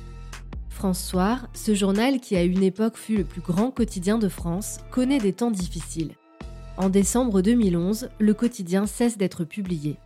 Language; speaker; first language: French; native; French